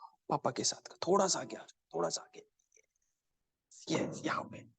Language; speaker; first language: Hindi; native; Hindi